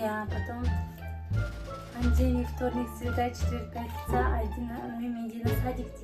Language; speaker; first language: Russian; non-native, local second language; Kazakh